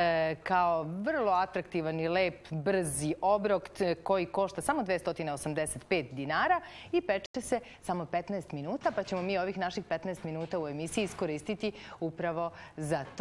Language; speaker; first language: Serbian; native; Serbian